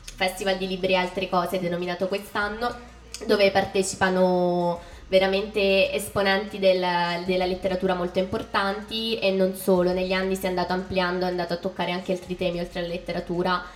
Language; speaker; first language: Italian; native; Italian